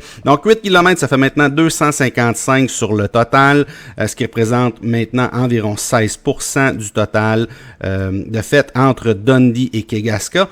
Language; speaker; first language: French; native; French